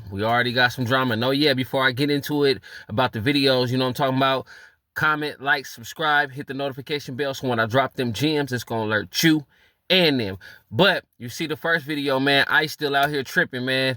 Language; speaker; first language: English; native; English